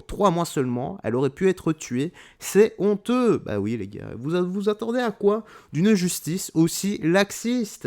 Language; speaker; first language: French; native; French